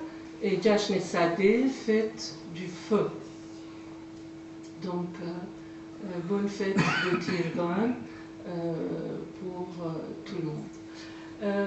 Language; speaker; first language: French; non-native, fluent; Persian